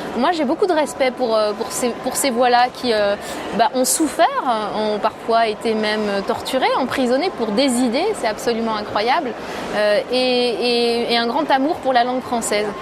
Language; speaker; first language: French; early bilingual, other home language; Berber languages